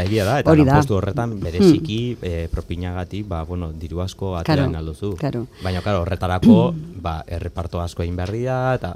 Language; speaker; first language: Basque; native; Basque